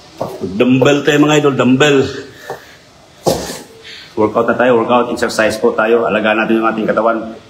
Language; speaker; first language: Filipino; native; Filipino